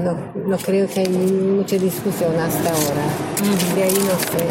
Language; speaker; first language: Spanish; non-native, learner; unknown